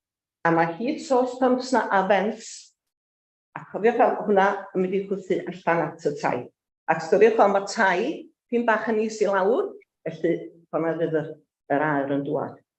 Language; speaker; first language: Welsh; native; Welsh